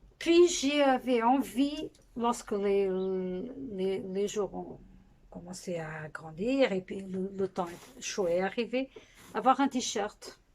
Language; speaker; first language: French; non-native, fluent; Portuguese